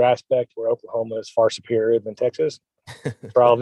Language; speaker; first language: English; native; English